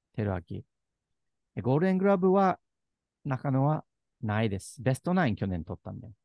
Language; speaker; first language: Japanese; native; Japanese